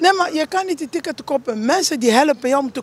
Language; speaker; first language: Dutch; non-native, learner; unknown